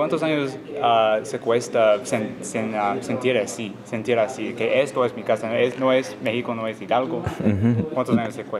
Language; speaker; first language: Spanish; non-native, learner; English